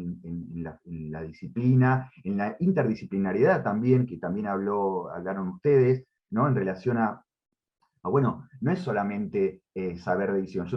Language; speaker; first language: Spanish; native; Spanish